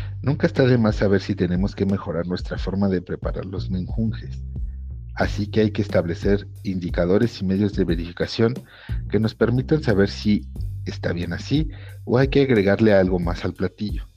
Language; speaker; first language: Spanish; native; Spanish